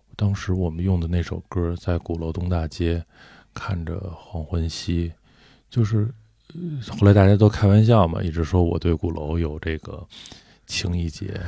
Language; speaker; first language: Chinese; native; Chinese